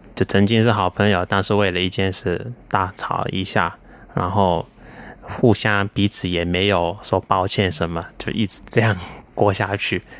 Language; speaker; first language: Chinese; non-native, fluent; Japanese